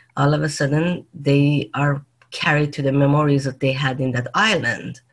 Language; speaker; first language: English; non-native, fluent; Persian